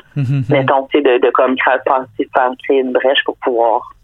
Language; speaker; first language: French; early bilingual, other home language; Danish